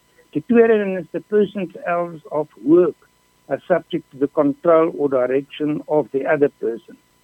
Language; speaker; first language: English; non-native, local second language; Afrikaans